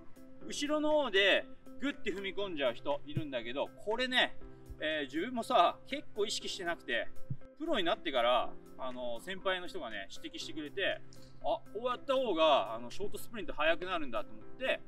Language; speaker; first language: Japanese; native; Japanese